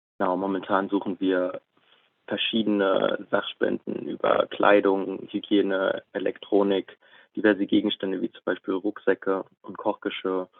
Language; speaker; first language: German; native; German